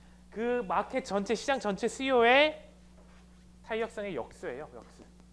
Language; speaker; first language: Korean; early bilingual, heritage; Korean